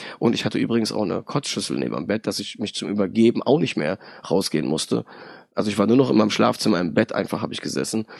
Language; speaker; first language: German; early bilingual, other home language; Polish